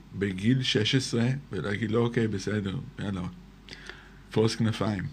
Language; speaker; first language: Hebrew; native; Hebrew